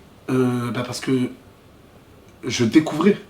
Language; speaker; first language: French; native; French